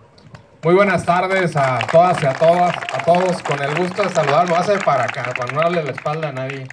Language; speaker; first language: Spanish; native; Spanish